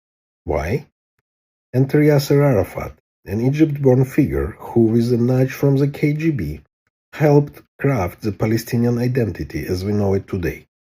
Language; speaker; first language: English; non-native, fluent; Hebrew